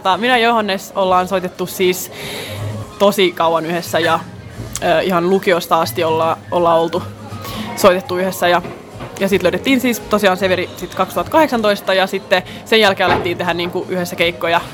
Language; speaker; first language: Finnish; non-native, local second language; Swedish